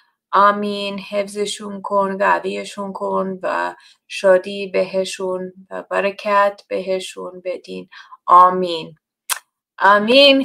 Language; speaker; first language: Persian; non-native, fluent; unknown